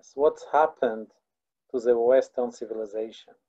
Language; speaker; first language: English; non-native, fluent; Hebrew